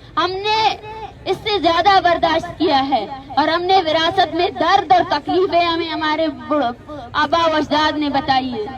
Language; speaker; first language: Urdu; non-native, local second language; Baluchi